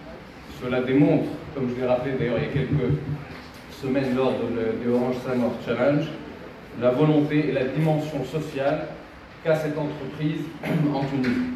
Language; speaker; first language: French; non-native, local second language; Arabic